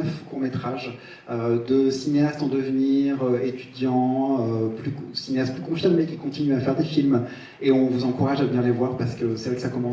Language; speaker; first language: French; native; French